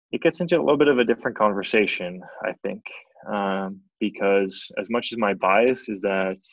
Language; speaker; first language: English; native; English